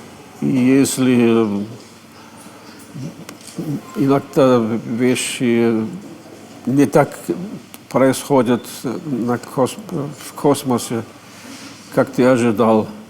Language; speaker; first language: Russian; non-native, fluent; German